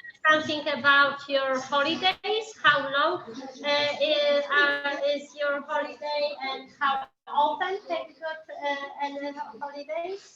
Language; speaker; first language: English; non-native, fluent; Polish